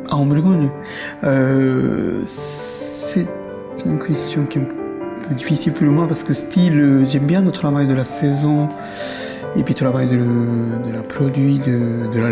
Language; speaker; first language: French; non-native, fluent; Japanese